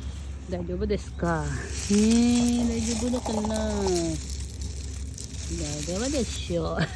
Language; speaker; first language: Japanese; non-native, learner; Filipino